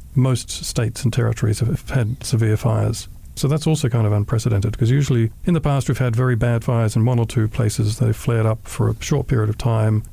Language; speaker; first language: English; native; English